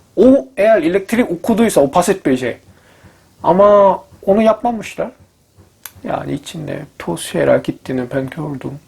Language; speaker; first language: Turkish; non-native, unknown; Korean